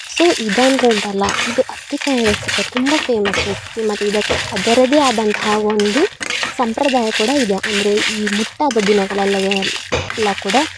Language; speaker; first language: Kannada; non-native, local second language; Tulu